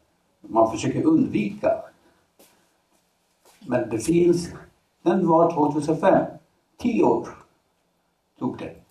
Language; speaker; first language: Swedish; non-native, fluent; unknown